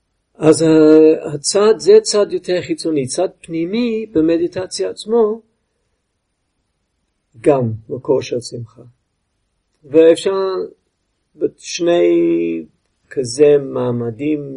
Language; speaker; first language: Hebrew; non-native, fluent; English